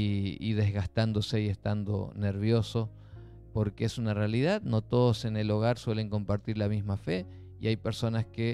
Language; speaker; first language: Spanish; native; Spanish